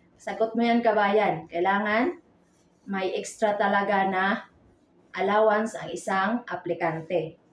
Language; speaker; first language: Filipino; non-native, local second language; Cebuano